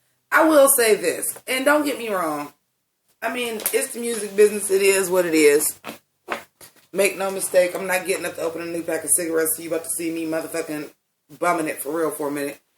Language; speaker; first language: English; native; English